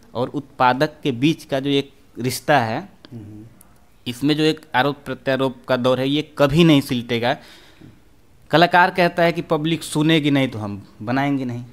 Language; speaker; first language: Hindi; native; Hindi